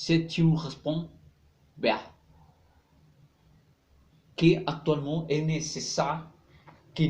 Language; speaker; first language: French; non-native, learner; Spanish